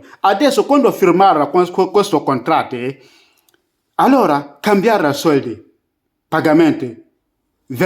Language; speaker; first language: Italian; non-native, learner; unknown